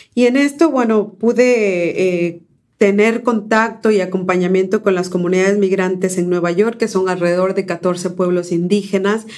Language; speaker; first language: Spanish; native; Spanish